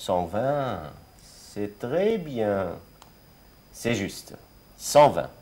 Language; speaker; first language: French; non-native, fluent; Arabic